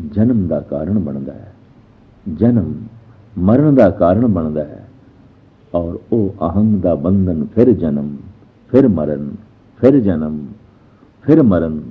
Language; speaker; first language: Hindi; non-native, local second language; Punjabi